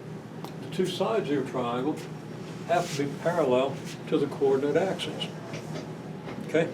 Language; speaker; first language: English; native; English